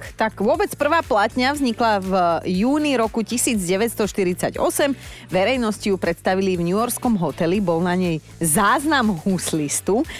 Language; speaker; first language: Slovak; native; Slovak